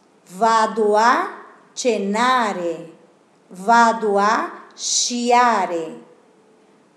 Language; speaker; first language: Italian; non-native, fluent; Portuguese